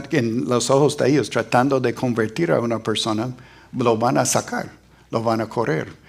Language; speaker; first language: Spanish; non-native, fluent; English